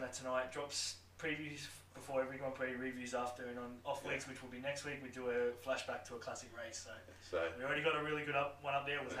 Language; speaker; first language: English; native; English